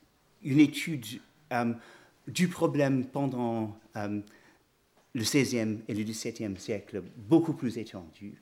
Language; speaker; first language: French; non-native, fluent; English